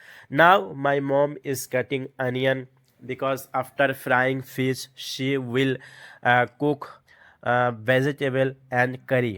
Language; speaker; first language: English; non-native, learner; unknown